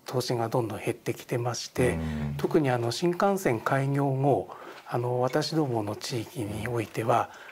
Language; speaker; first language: Japanese; native; Japanese